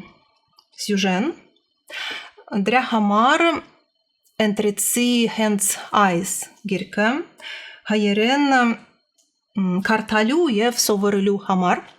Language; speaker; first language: Armenian; non-native, learner; Russian